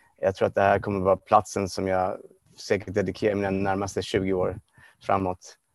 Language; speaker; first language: Swedish; non-native, fluent; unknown